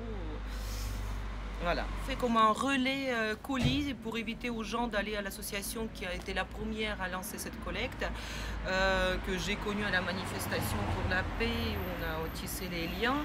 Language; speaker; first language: French; non-native, fluent; Russian